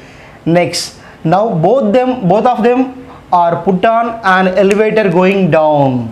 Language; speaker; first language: English; non-native, local second language; Telugu